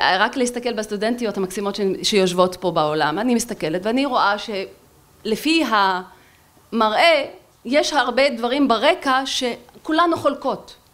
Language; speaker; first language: Hebrew; non-native, local second language; Arabic